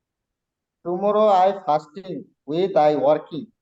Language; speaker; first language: English; non-native, learner; Bangla